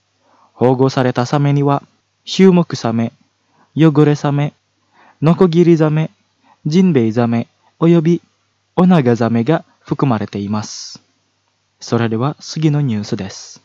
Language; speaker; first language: Japanese; non-native, fluent; Indonesian